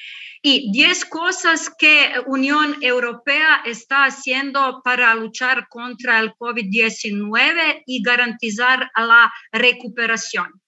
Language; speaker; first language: Spanish; non-native, learner; Croatian